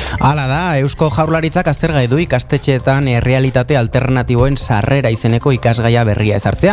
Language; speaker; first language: Basque; native; Basque